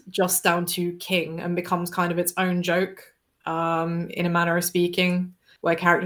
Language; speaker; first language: English; native; English